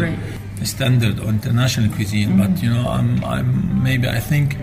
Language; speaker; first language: English; non-native, fluent; Arabic